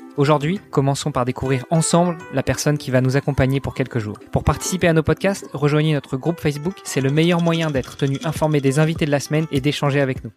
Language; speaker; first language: French; non-native, fluent; Italian